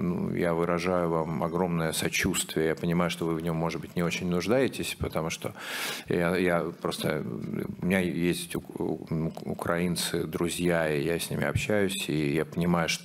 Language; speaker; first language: Russian; native; Russian